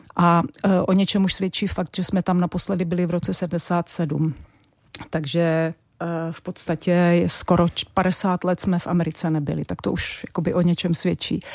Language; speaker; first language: Czech; native; Czech